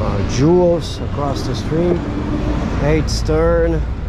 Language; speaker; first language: English; non-native, fluent; Portuguese